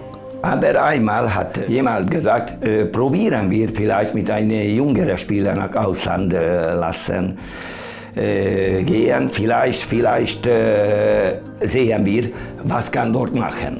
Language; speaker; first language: German; non-native, learner; Hungarian